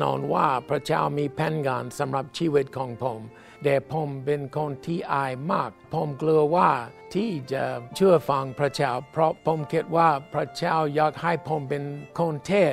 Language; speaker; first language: Thai; non-native, fluent; English